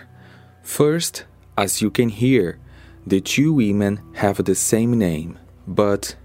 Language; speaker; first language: English; non-native, fluent; Portuguese